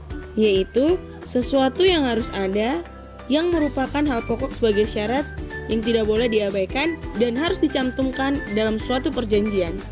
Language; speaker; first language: Indonesian; native; Indonesian